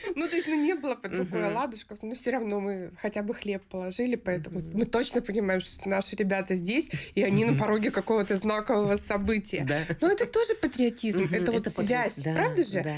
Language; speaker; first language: Russian; native; Russian